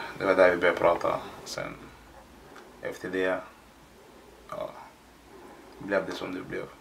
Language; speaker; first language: Swedish; early bilingual, other home language; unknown